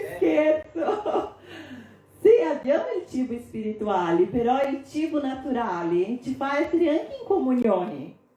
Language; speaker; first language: Italian; non-native, fluent; Portuguese